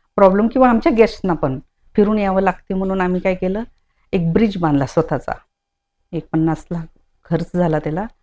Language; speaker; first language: Marathi; non-native, local second language; Konkani